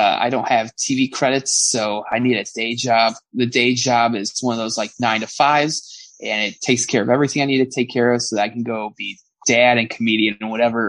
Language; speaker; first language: English; native; English